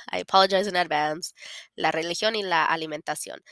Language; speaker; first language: Spanish; early bilingual, heritage; Spanish